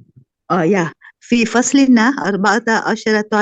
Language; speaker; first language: Arabic; non-native, learner; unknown